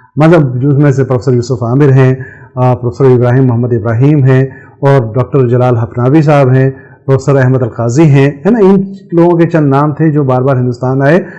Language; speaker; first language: Urdu; native; Urdu